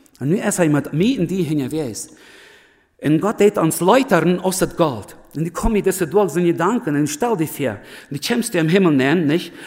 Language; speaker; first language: German; early bilingual, other home language; Plautdietsch